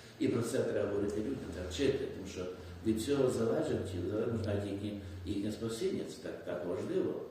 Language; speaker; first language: Ukrainian; native; Ukrainian